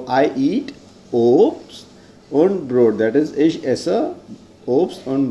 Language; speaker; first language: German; non-native, fluent; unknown